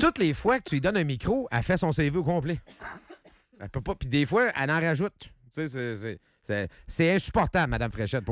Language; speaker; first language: French; native; French